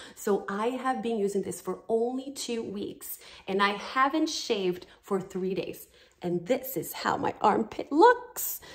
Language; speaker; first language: English; non-native, fluent; Portuguese